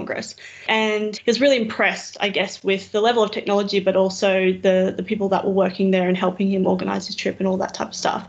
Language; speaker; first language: English; native; English